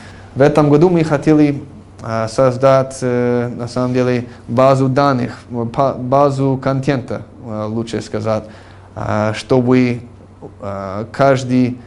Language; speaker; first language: Russian; non-native, fluent; English